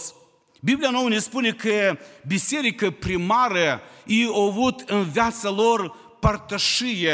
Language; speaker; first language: Romanian; non-native, local second language; Ukrainian